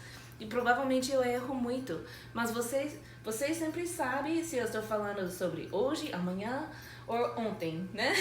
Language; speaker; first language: Portuguese; non-native, fluent; English